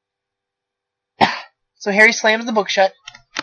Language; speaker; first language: English; native; English